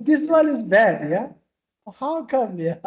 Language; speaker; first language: English; non-native, fluent; Tibetan